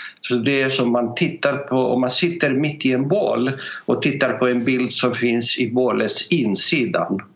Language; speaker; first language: Swedish; non-native, fluent; Greek